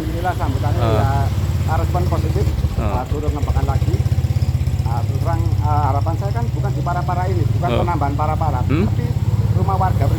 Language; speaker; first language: Indonesian; non-native, local second language; Javanese